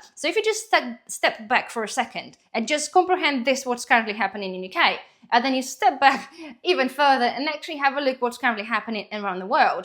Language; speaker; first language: English; non-native, fluent; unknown